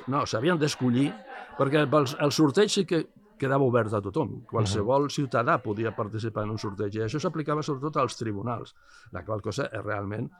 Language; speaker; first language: Catalan; non-native, local second language; Spanish